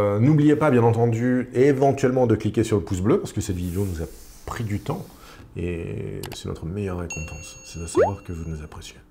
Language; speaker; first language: French; native; French